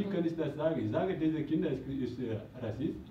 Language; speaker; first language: German; non-native, learner; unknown